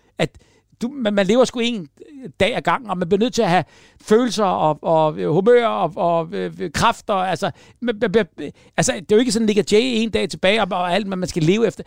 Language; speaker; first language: Danish; native; Danish